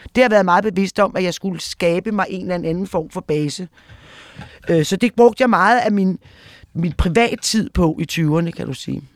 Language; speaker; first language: Danish; native; Danish